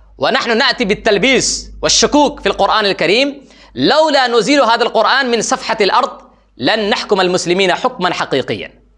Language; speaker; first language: Arabic; non-native, fluent; Urdu